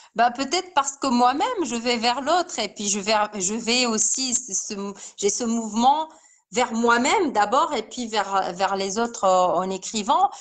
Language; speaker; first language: French; non-native, local second language; Arabic